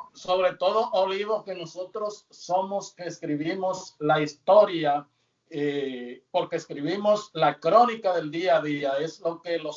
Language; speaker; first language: Spanish; native; Spanish